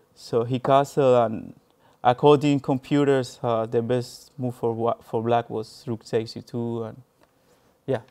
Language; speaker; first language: English; non-native, fluent; Spanish